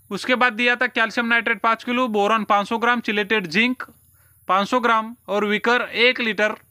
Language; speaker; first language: Hindi; non-native, local second language; Marathi